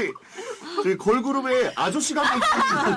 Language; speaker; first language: Korean; native; Korean